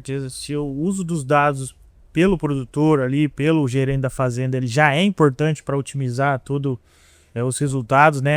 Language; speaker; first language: Portuguese; native; Portuguese